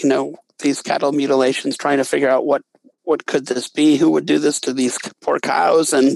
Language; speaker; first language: English; native; English